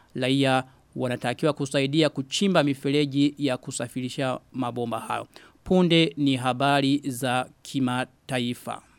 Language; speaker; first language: Swahili; non-native, local second language; Rundi